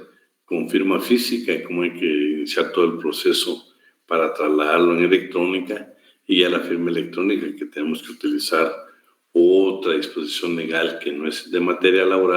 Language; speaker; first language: Spanish; native; Spanish